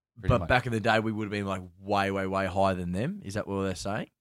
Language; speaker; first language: English; native; English